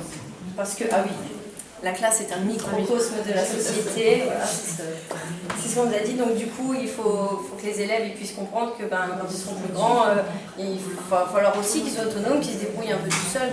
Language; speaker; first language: French; native; French